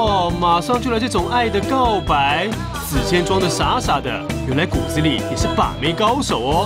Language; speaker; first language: Chinese; native; Chinese